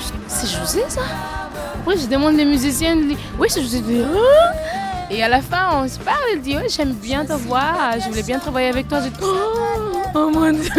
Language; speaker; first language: French; non-native, fluent; Kabuverdianu